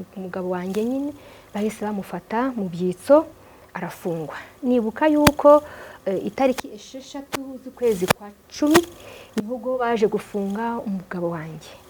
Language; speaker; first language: Kinyarwanda; early bilingual, heritage; Kinyarwanda